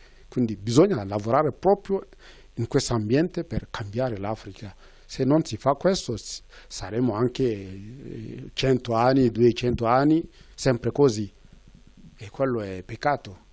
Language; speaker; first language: Italian; non-native, fluent; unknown